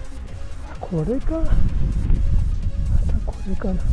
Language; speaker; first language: Japanese; native; Japanese